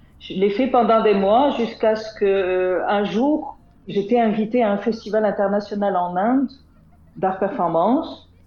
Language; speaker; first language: French; non-native, local second language; Arabic